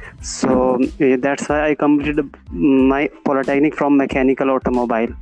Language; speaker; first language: English; non-native, learner; Hindi